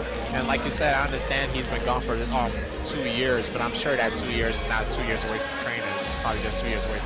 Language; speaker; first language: English; native; English